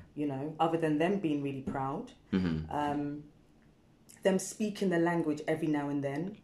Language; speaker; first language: English; native; English